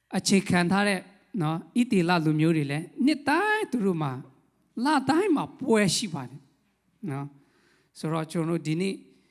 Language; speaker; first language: Burmese; non-native, local second language; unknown